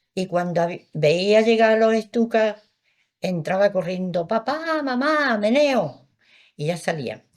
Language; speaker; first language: Spanish; early bilingual, other home language; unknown